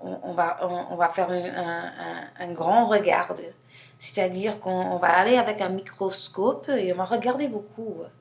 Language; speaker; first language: French; non-native, fluent; English